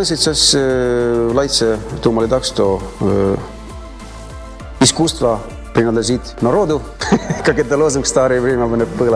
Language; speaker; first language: Russian; non-native, fluent; Estonian